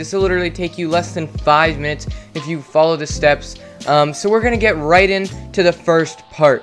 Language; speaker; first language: English; native; English